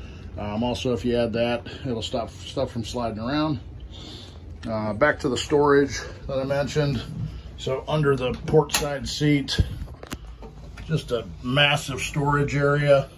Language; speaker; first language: English; native; English